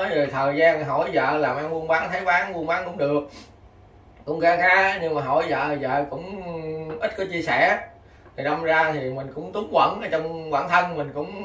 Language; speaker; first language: Vietnamese; native; Vietnamese